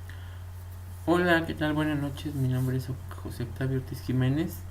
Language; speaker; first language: Spanish; native; Spanish